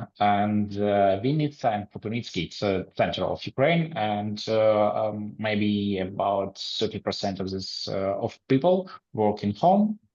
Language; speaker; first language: English; non-native, learner; Ukrainian